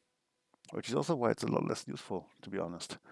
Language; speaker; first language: English; non-native, fluent; German